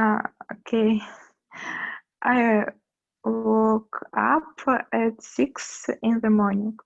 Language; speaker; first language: English; non-native, learner; Russian